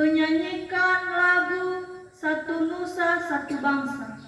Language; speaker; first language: Indonesian; native; Indonesian